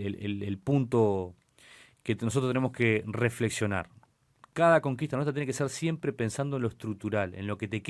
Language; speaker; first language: Spanish; native; Spanish